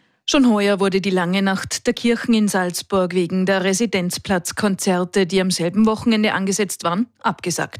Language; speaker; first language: German; native; German